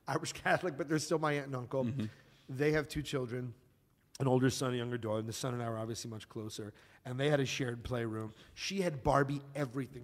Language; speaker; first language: English; native; English